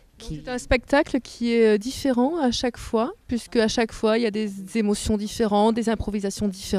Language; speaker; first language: French; native; French